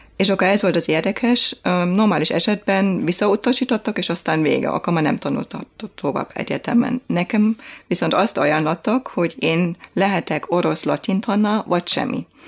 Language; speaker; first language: Hungarian; non-native, fluent; German